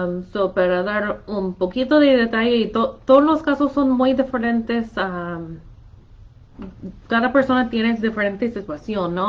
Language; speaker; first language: Spanish; non-native, fluent; English